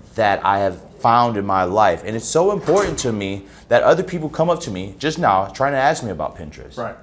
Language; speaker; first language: English; native; English